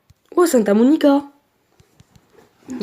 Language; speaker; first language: French; native; French